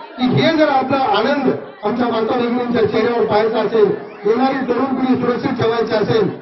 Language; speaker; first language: Marathi; non-native, local second language; Lambadi